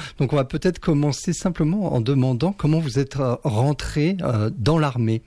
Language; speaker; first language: French; native; French